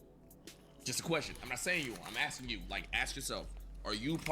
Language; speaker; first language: English; native; English